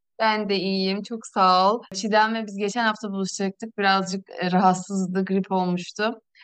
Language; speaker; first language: Turkish; native; Turkish